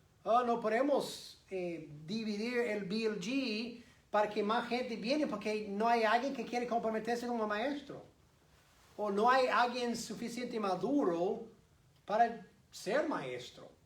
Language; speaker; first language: Spanish; non-native, fluent; English